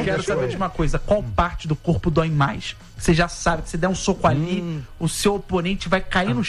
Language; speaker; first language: Portuguese; native; Portuguese